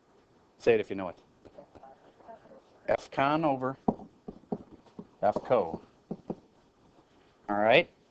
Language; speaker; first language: English; native; English